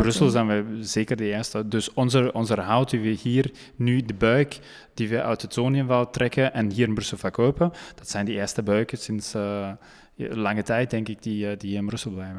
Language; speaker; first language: Dutch; non-native, local second language; French